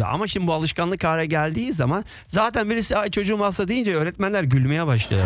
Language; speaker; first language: Turkish; early bilingual, other home language; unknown